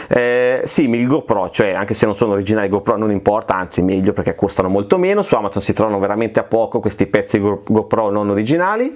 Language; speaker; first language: Italian; native; Italian